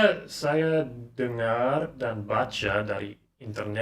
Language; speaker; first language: Indonesian; non-native, learner; English